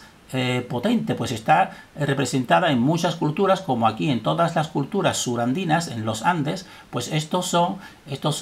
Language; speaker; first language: Spanish; native; Spanish